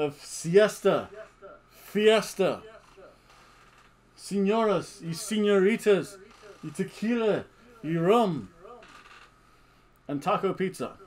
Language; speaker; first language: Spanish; non-native, learner; English